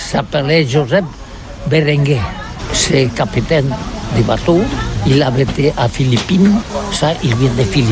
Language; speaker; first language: French; non-native, learner; Catalan